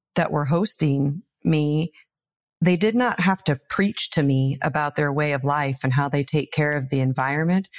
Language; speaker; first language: English; native; English